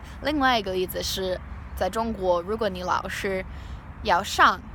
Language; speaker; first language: Chinese; non-native, learner; English